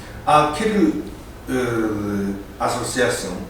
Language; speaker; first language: French; non-native, learner; Japanese